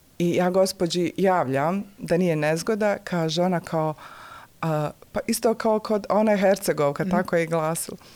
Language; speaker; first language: Bosnian; native; Bosnian